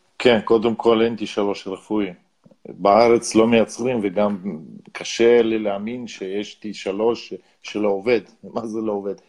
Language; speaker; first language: Hebrew; non-native, fluent; Russian